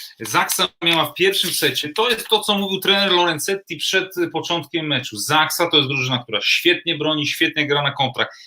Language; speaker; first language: Polish; native; Polish